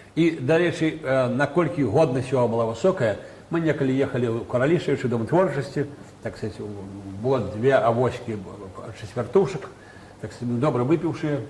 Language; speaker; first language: Belarusian; native; Belarusian